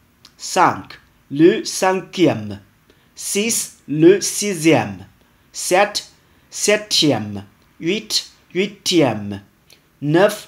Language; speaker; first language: French; non-native, fluent; Chinese